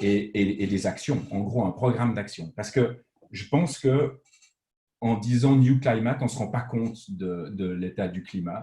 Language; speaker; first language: French; native; French